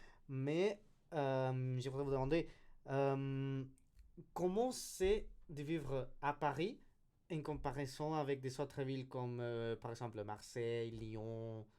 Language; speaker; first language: French; non-native, learner; Spanish